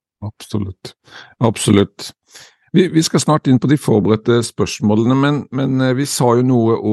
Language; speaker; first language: Norwegian; native; Norwegian